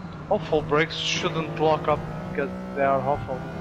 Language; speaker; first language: English; non-native, fluent; Portuguese